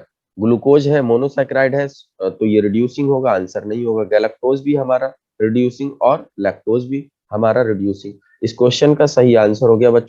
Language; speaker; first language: Hindi; native; Hindi